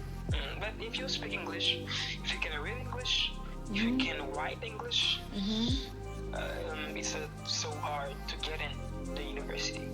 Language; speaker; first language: English; non-native, learner; Haitian Creole